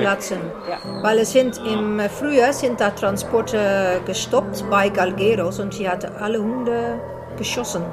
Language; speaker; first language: German; non-native, learner; Dutch